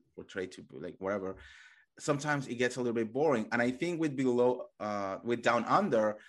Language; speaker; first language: English; non-native, fluent; Spanish